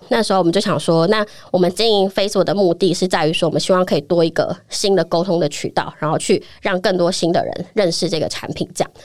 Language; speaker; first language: Chinese; native; Chinese